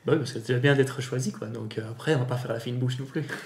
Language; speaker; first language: French; native; French